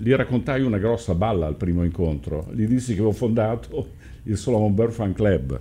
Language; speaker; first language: Italian; native; Italian